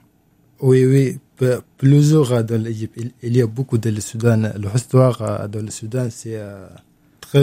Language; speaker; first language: French; non-native, learner; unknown